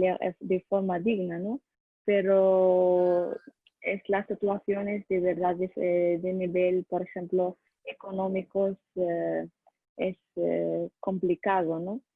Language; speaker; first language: Spanish; non-native, learner; Arabic